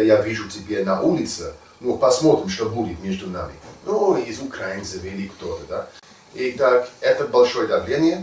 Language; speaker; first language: Russian; non-native, learner; English